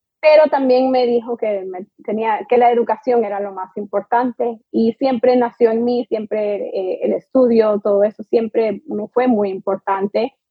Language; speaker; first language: Spanish; early bilingual, heritage; Spanish